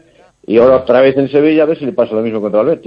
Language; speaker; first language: Spanish; native; Spanish